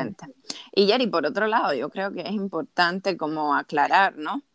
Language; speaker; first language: Spanish; native; Spanish